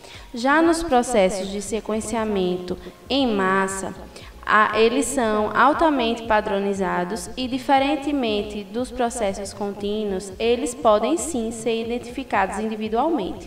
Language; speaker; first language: Portuguese; native; Portuguese